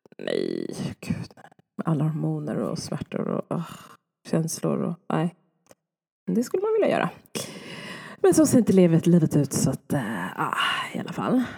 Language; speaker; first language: Swedish; native; Swedish